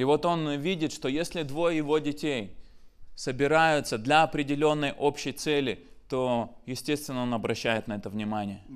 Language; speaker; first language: Russian; native; Russian